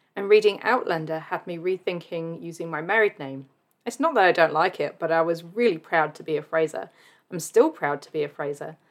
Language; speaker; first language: English; native; English